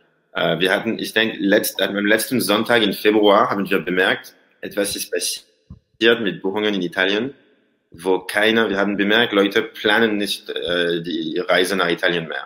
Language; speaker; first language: German; non-native, learner; French